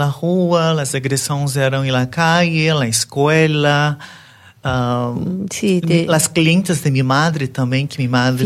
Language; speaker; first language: Spanish; non-native, learner; Portuguese